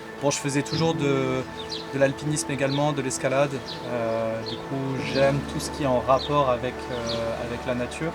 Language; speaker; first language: French; native; French